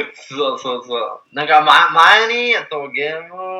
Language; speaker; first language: Japanese; non-native, learner; English